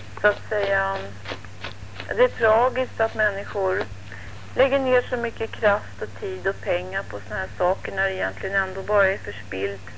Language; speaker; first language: Swedish; native; Swedish